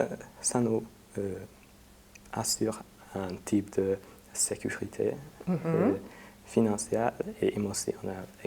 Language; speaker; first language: French; non-native, fluent; Hungarian